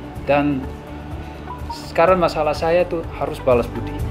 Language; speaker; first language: Indonesian; non-native, fluent; Dutch